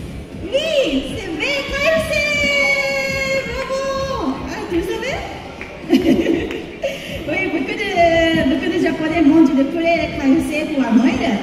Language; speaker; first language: French; non-native, learner; Japanese